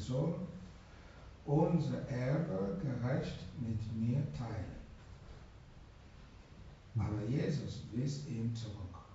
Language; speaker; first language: German; non-native, learner; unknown